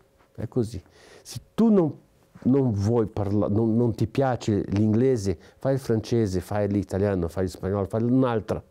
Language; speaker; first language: Italian; non-native, fluent; Portuguese